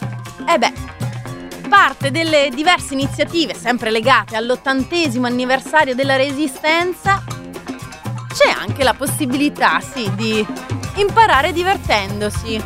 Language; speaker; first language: Italian; native; Italian